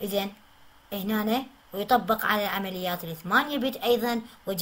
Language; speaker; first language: Arabic; native; Arabic